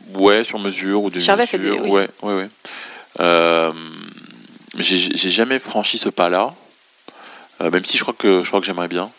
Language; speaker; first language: French; non-native, local second language; Arabic